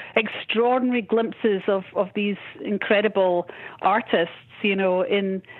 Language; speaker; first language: English; native; English